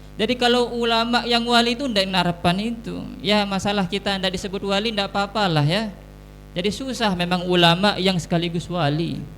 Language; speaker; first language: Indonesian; non-native, local second language; Sasak